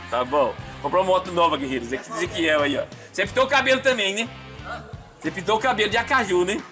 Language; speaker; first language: Portuguese; native; Portuguese